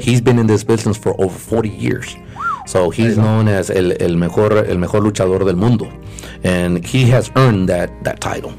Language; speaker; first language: English; early bilingual, other home language; Spanish